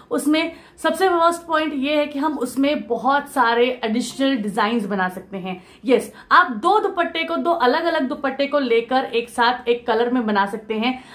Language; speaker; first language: Hindi; non-native, local second language; Marathi